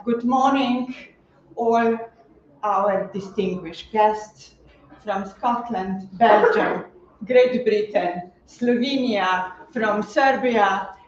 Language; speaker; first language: English; non-native, fluent; Slovenian